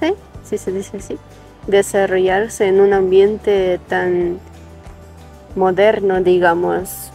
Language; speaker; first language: Spanish; non-native, fluent; Ukrainian